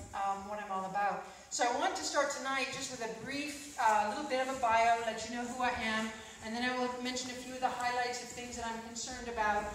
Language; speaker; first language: English; native; English